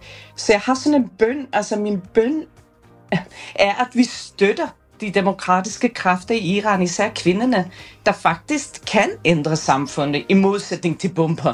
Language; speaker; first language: Danish; early bilingual, other home language; Persian